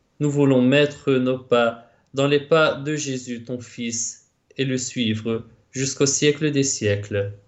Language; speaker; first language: French; non-native, local second language; Arabic